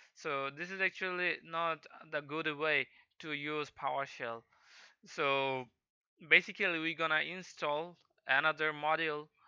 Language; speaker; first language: English; non-native, local second language; Hindi